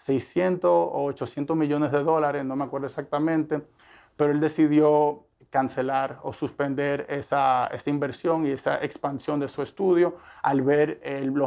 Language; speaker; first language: Spanish; native; Spanish